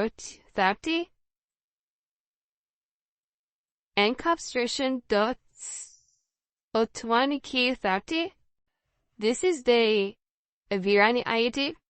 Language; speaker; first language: English; non-native, fluent; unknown